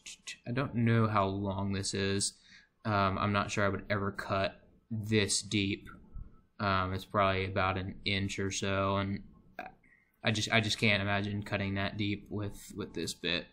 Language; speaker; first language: English; native; English